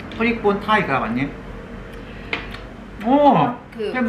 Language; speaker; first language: Thai; non-native, learner; Korean